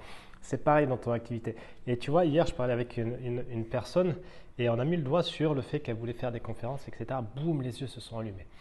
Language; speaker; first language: French; native; French